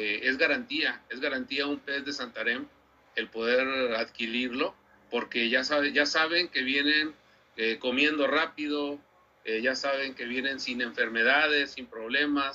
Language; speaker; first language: Spanish; native; Spanish